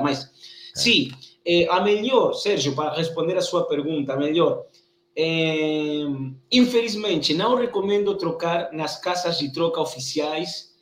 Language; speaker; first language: Portuguese; non-native, learner; Spanish